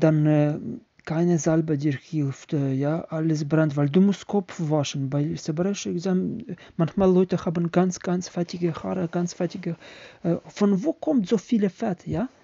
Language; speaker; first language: German; non-native, learner; Ukrainian